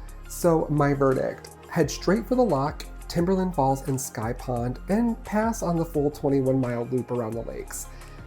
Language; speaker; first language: English; native; English